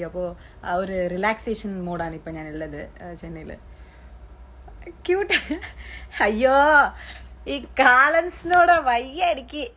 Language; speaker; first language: Malayalam; early bilingual, heritage; Malayalam